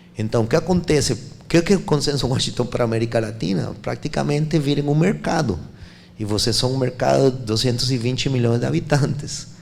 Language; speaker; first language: Portuguese; non-native, fluent; Spanish